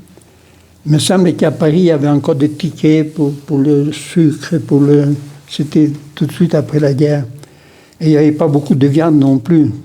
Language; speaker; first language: French; non-native, local second language; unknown